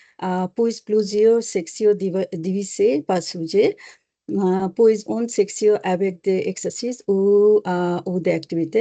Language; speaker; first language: French; non-native, learner; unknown